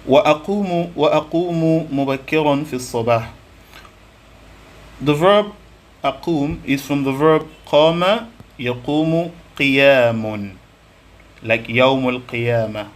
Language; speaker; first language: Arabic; non-native, fluent; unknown